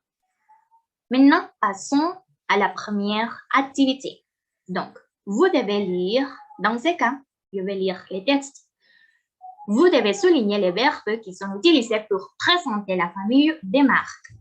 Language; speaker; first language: French; non-native, fluent; Spanish